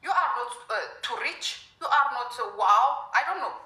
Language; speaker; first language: English; non-native, learner; Amharic